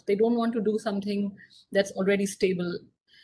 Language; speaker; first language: English; non-native, local second language; Hindi